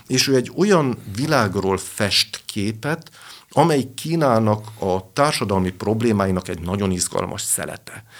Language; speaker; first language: Hungarian; native; Hungarian